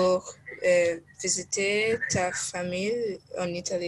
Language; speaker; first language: French; non-native, learner; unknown